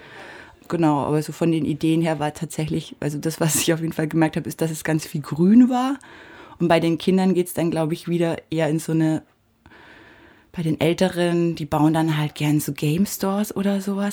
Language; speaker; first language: German; native; German